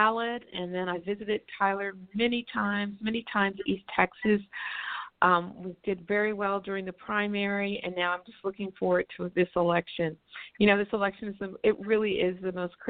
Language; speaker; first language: English; native; English